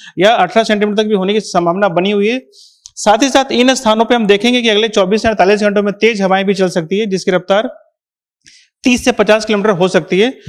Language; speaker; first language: Hindi; non-native, local second language; Marathi